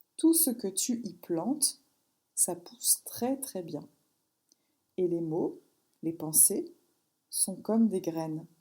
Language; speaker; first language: French; native; French